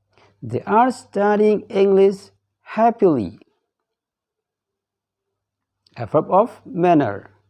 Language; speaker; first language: English; non-native, fluent; Indonesian